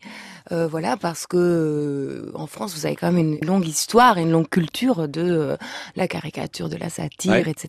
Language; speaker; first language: French; non-native, fluent; Lithuanian